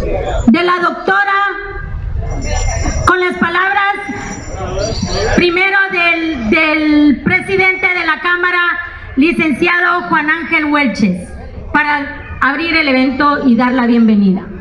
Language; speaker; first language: Spanish; native; Spanish